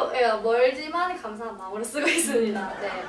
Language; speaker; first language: Korean; early bilingual, heritage; Korean